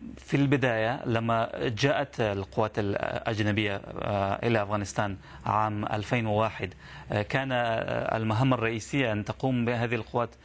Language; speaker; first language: Arabic; non-native, fluent; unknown